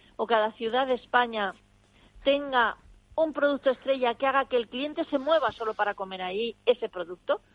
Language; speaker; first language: Spanish; native; Spanish